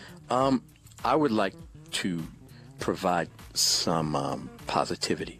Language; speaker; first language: English; native; English